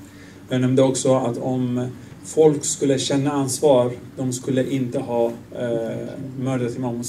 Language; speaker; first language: Swedish; non-native, fluent; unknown